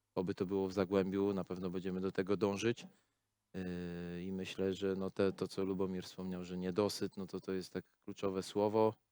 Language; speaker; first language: Polish; native; Polish